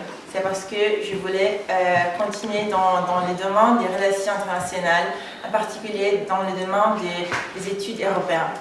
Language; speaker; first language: French; non-native, fluent; Italian